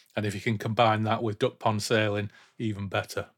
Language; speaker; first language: English; native; English